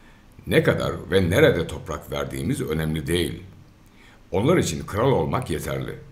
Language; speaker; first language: Turkish; native; Turkish